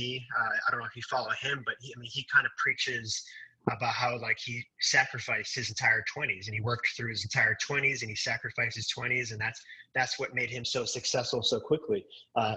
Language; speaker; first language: English; native; English